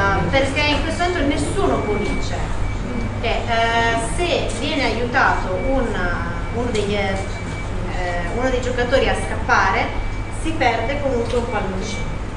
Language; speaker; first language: Italian; native; Italian